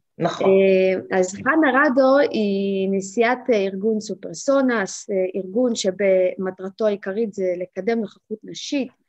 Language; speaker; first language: Hebrew; native; Hebrew